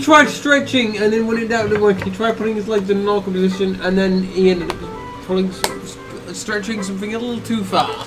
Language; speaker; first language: English; native; English